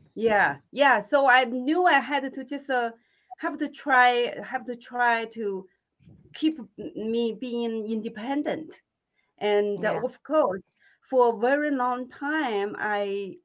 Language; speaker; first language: English; non-native, fluent; Chinese